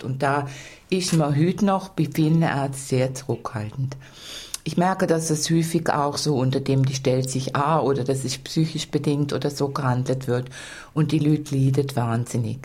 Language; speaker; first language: German; native; German